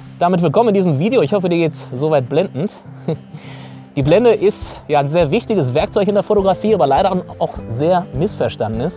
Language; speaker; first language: German; native; German